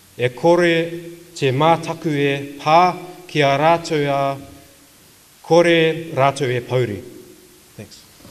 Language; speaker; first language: Māori; non-native, local second language; English